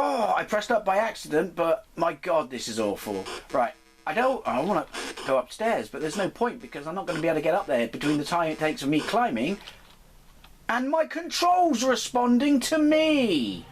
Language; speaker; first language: English; native; English